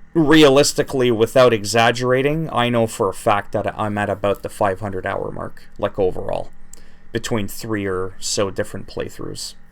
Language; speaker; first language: English; native; English